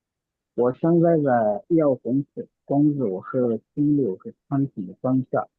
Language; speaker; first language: Chinese; non-native, learner; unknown